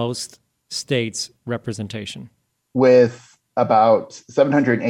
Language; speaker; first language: English; native; English